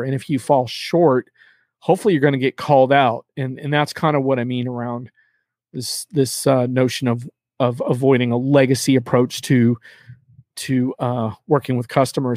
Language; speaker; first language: English; native; English